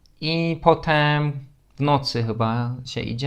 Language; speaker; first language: Polish; non-native, learner; Turkish